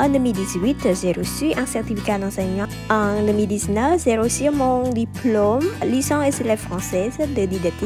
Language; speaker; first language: French; non-native, local second language; Khmer